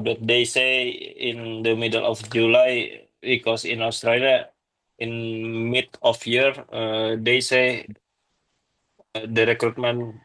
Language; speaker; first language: English; non-native, learner; Indonesian